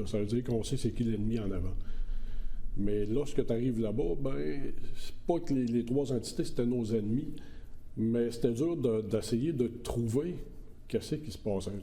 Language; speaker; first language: French; native; French